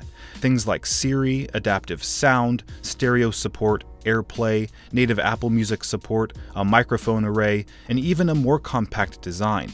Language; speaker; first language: English; native; English